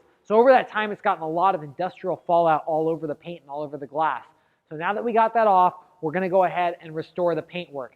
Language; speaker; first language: English; native; English